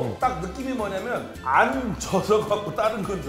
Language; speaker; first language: Korean; native; Korean